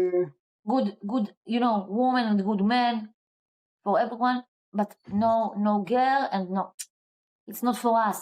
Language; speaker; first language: English; non-native, learner; Hebrew